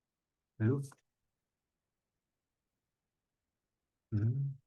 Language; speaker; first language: Chinese; non-native, learner; Indonesian